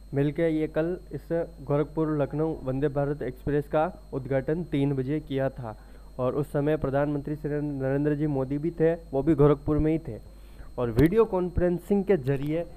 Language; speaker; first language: Hindi; native; Hindi